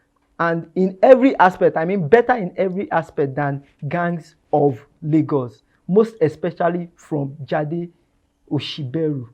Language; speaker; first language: English; non-native, local second language; Yoruba